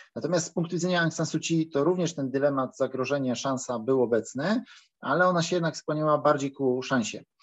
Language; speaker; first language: Polish; native; Polish